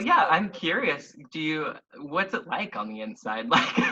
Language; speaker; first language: English; native; English